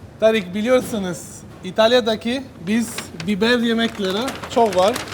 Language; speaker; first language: Turkish; non-native, learner; Italian